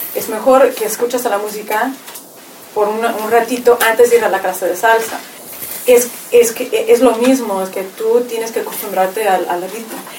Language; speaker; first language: Spanish; non-native, fluent; Russian